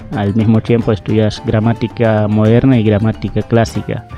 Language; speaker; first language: Spanish; non-native, fluent; Wolof